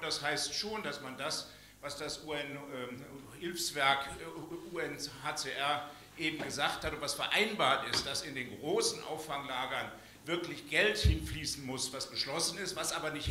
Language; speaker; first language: German; native; German